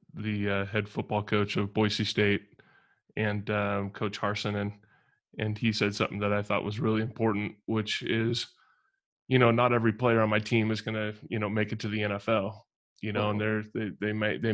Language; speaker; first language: English; native; English